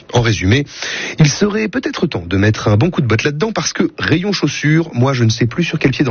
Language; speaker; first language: French; native; French